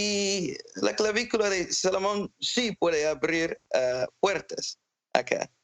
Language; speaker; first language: Spanish; non-native, fluent; English